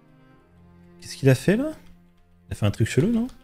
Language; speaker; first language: French; native; French